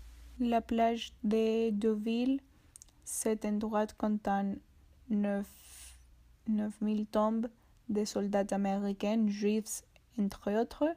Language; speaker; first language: French; non-native, learner; Spanish